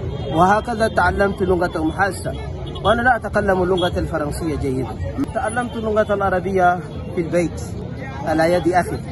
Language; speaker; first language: Arabic; non-native, fluent; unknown